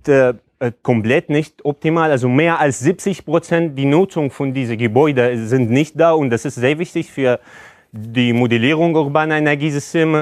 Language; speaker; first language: German; non-native, fluent; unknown